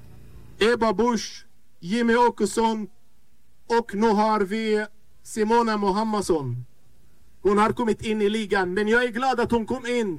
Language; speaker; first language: Swedish; non-native, fluent; Arabic